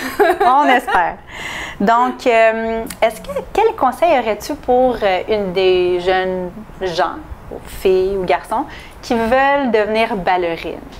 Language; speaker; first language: French; native; French